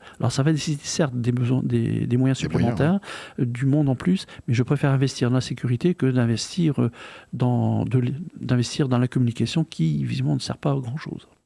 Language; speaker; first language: French; native; French